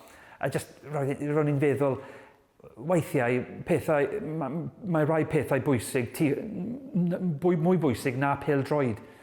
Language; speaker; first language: Welsh; non-native, learner; English